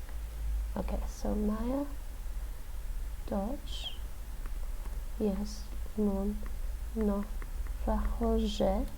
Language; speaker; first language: Russian; non-native, learner; English